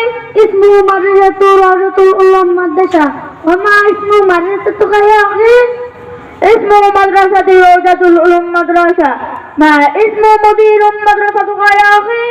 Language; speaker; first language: Arabic; non-native, learner; Bangla